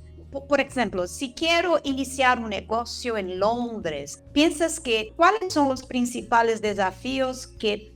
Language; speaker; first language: Spanish; non-native, fluent; Portuguese